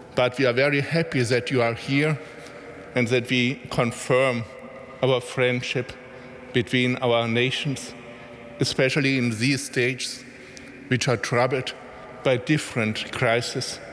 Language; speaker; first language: English; non-native, fluent; German